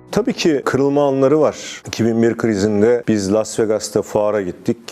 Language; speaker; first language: Turkish; native; Turkish